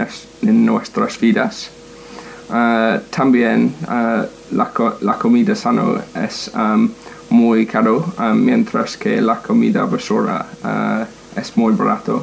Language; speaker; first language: Spanish; non-native, learner; English